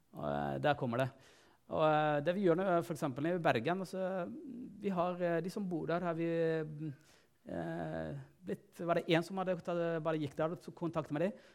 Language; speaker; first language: Norwegian; non-native, fluent; Tigrinya